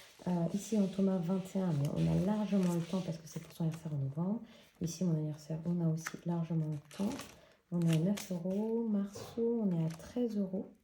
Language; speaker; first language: French; native; French